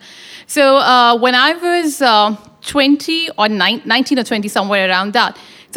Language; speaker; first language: English; non-native, local second language; Urdu